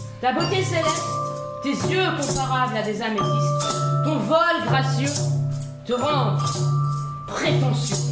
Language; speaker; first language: French; native; French